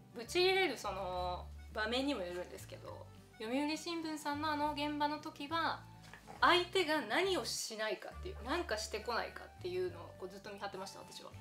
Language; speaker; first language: Japanese; native; Japanese